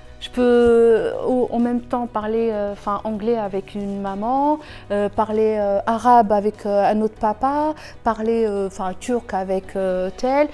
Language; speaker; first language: French; native; French